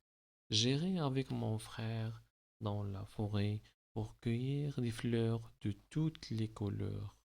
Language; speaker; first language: French; non-native, local second language; Arabic